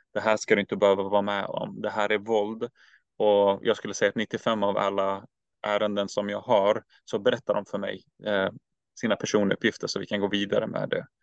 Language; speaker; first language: Swedish; early bilingual, other home language; Turkish